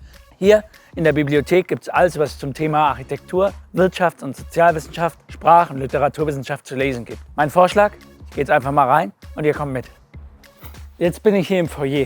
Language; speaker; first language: German; native; German